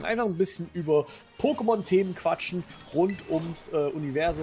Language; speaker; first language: German; native; German